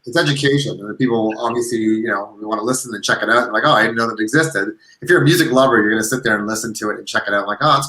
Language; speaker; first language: English; native; English